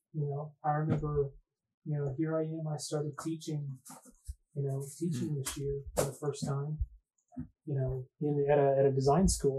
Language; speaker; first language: English; native; English